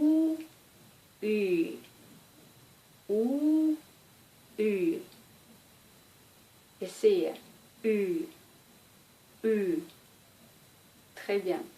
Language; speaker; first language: French; non-native, fluent; Russian